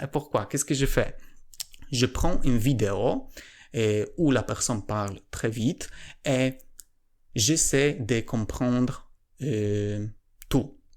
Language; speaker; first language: French; non-native, learner; Polish